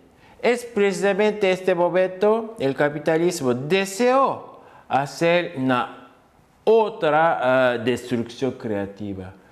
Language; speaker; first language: Spanish; non-native, fluent; Japanese